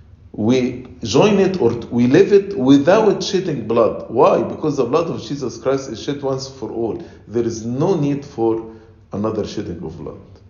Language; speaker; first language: English; non-native, fluent; Arabic